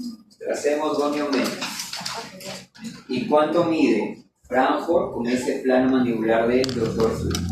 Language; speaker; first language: Spanish; native; Spanish